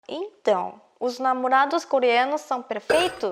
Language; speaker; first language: Portuguese; non-native, fluent; Korean